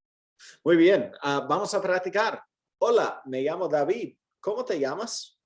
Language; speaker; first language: Spanish; non-native, fluent; English